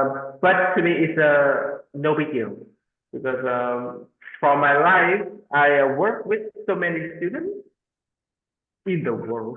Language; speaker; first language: English; non-native, fluent; Vietnamese